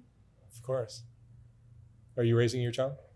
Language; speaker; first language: English; native; English